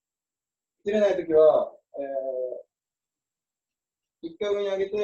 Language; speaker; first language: Japanese; native; Japanese